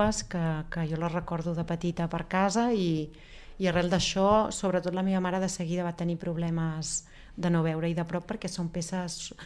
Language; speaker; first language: Catalan; early bilingual, other home language; Spanish